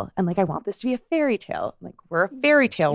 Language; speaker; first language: English; native; English